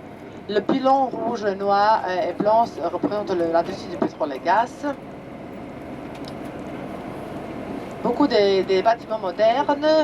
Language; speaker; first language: French; non-native, fluent; Serbian